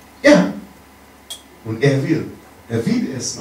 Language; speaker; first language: German; non-native, learner; English